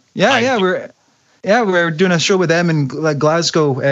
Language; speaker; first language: English; native; English